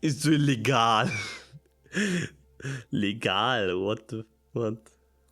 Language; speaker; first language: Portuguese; non-native, learner; German